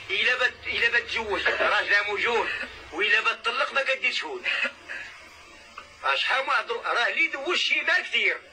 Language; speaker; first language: Arabic; native; Arabic